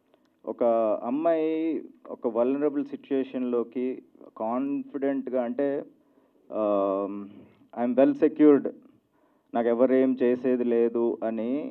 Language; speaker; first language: Telugu; native; Telugu